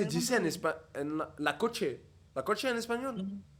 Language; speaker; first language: Spanish; non-native, learner; French